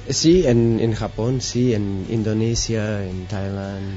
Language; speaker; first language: Spanish; non-native, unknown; English